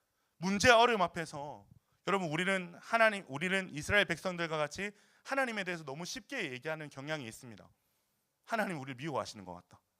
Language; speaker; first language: Korean; native; Korean